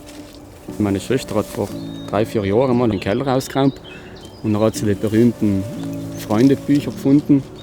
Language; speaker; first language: German; native; German